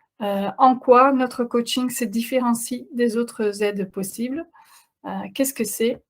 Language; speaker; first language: French; non-native, fluent; Dutch